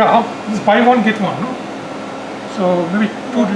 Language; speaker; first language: English; non-native, learner; Bangla